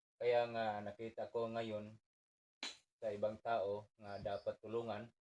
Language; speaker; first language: Filipino; non-native, local second language; Cebuano